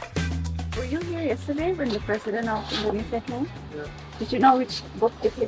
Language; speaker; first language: English; non-native, fluent; Indonesian